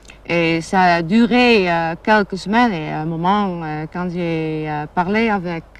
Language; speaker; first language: French; non-native, fluent; German